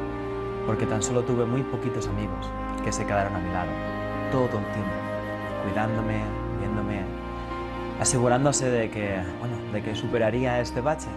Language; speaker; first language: Spanish; native; Spanish